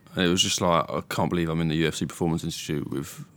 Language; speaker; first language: English; native; English